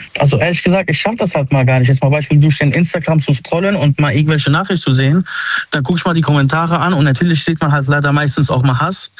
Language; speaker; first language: German; early bilingual, other home language; Arabic